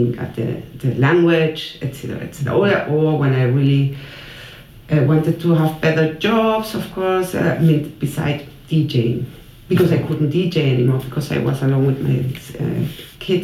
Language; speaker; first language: English; non-native, fluent; Spanish